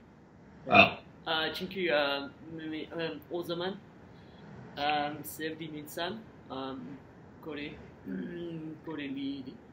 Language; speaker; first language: Azerbaijani; non-native, learner; French